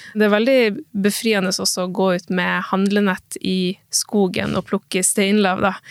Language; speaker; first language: Norwegian; native; Norwegian